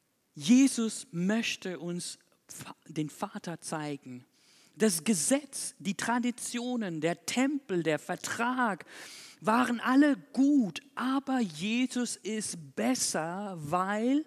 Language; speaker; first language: German; non-native, fluent; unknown